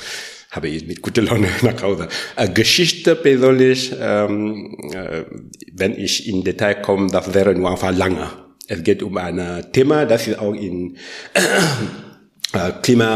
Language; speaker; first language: German; non-native, learner; French